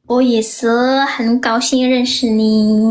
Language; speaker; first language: Chinese; non-native, learner; Indonesian